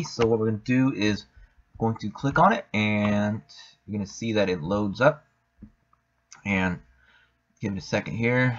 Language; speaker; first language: English; native; English